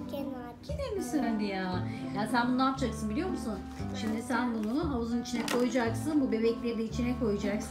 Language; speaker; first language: Turkish; native; Turkish